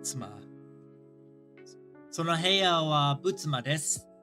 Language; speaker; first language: Japanese; non-native, learner; English